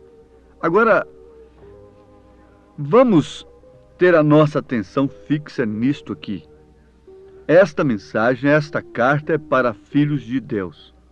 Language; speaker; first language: Portuguese; native; Portuguese